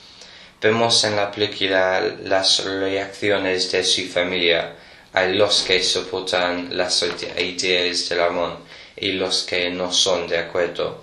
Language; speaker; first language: Spanish; non-native, learner; English